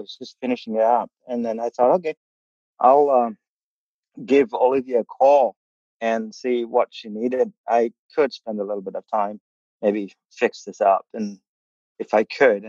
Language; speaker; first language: English; non-native, local second language; Malayalam